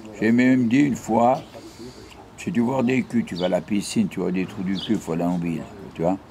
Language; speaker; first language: French; native; French